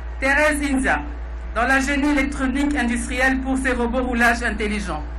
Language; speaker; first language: French; non-native, local second language; Lingala